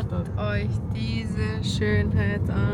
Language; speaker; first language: German; early bilingual, other home language; Bosnian